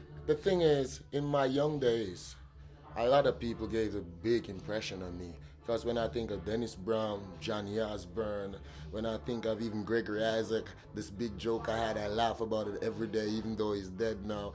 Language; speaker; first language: English; native; English